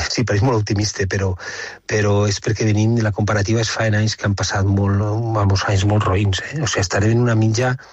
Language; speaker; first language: Catalan; native; Catalan